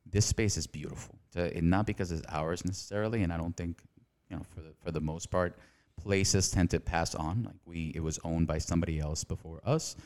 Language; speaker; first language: English; non-native, fluent; Spanish